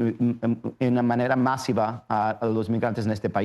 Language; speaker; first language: Spanish; early bilingual, heritage; Spanish